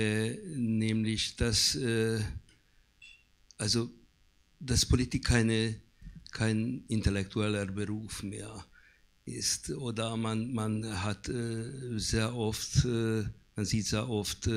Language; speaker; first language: German; non-native, fluent; Hungarian